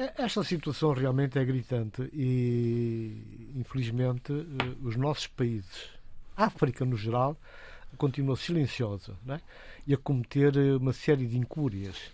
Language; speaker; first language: Portuguese; non-native, local second language; Upper Guinea Crioulo